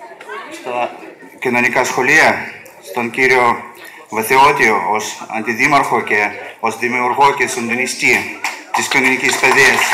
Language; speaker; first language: Greek; non-native, learner; Russian